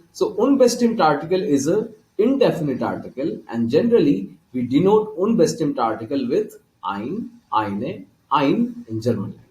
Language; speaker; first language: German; non-native, learner; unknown